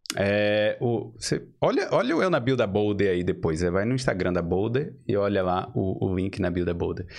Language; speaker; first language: Portuguese; native; Portuguese